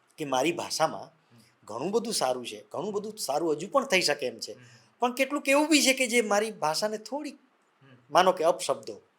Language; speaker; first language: Gujarati; non-native, local second language; Vasavi